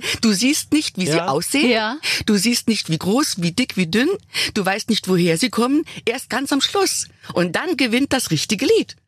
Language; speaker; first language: German; native; German